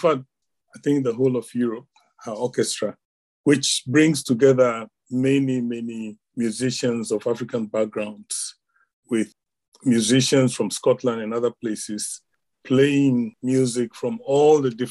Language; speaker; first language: English; non-native, local second language; Ewe